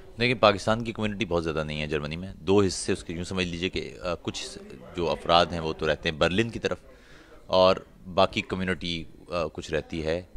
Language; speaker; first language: Urdu; non-native, local second language; Punjabi